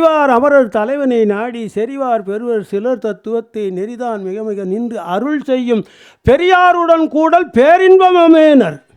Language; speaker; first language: Tamil; native; Tamil